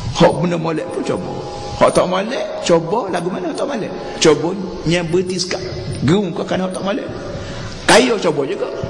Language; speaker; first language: Malay; native; Malay